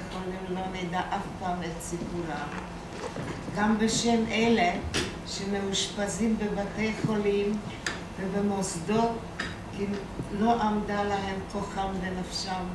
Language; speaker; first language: Hebrew; non-native, fluent; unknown